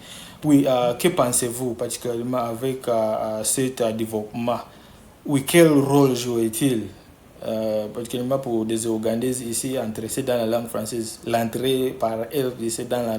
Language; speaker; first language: French; non-native, fluent; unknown